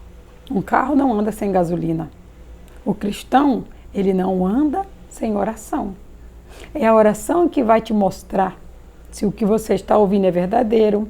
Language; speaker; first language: Portuguese; native; Portuguese